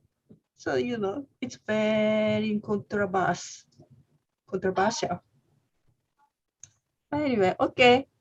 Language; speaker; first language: English; non-native, learner; Japanese